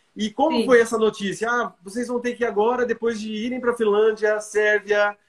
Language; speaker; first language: Portuguese; native; Portuguese